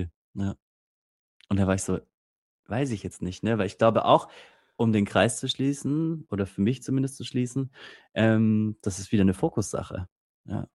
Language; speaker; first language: German; native; German